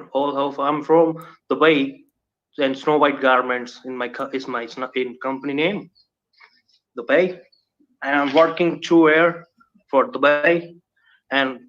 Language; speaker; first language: English; non-native, learner; Punjabi